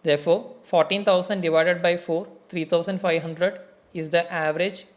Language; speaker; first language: English; non-native, local second language; Malayalam